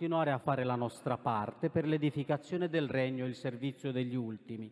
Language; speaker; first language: Italian; non-native, fluent; Romanian